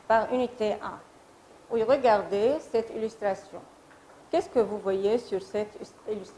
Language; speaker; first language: French; non-native, fluent; Arabic